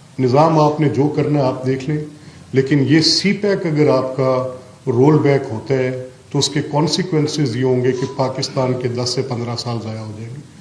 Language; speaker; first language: Urdu; non-native, local second language; Punjabi